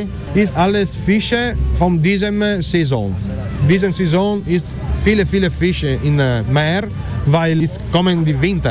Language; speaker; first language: German; non-native, learner; Italian